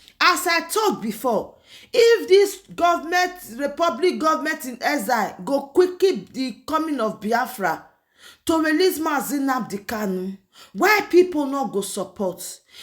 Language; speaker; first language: Nigerian Pidgin; non-native, local second language; Igbo